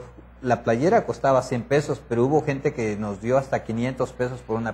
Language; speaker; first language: Spanish; native; Spanish